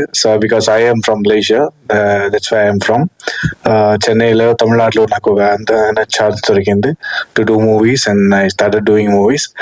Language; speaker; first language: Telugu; early bilingual, heritage; Telugu